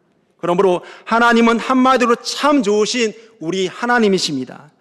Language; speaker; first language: Korean; native; Korean